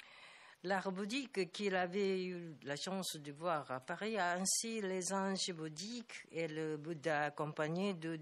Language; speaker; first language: French; non-native, fluent; Japanese